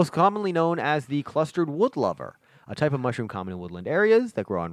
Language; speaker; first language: English; native; English